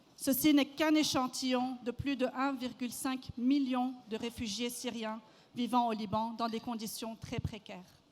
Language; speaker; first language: French; non-native, local second language; Arabic